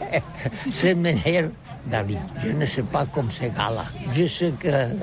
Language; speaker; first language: French; non-native, learner; Catalan